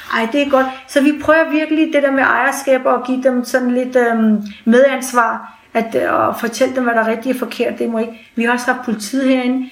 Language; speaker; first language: Danish; early bilingual, other home language; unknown